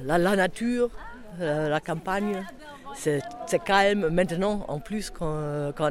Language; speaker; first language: French; non-native, fluent; German